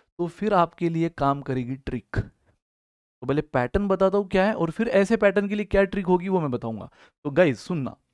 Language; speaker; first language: Hindi; native; Hindi